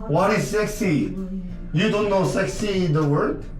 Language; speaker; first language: English; non-native, learner; Korean